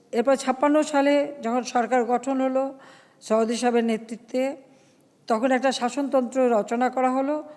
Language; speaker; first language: Bangla; native; Bangla